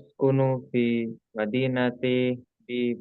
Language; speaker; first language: Arabic; non-native, learner; Indonesian